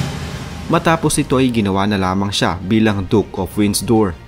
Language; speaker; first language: Filipino; native; Filipino